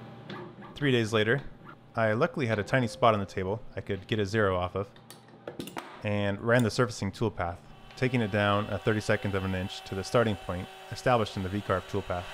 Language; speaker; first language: English; native; English